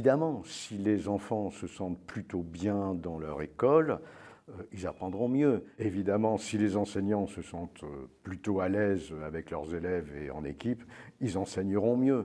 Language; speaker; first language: French; native; French